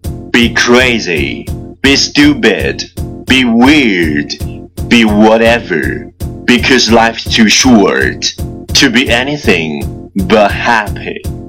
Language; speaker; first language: English; non-native, fluent; Chinese